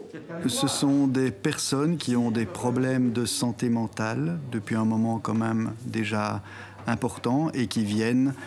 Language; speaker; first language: French; native; French